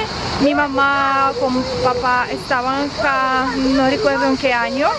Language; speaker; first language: Spanish; non-native, fluent; Russian